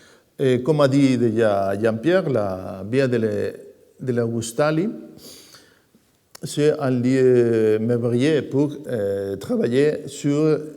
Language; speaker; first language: French; non-native, fluent; Spanish